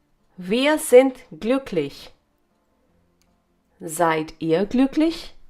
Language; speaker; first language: German; non-native, fluent; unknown